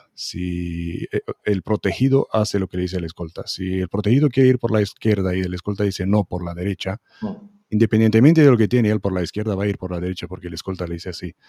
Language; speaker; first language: Spanish; non-native, fluent; Hebrew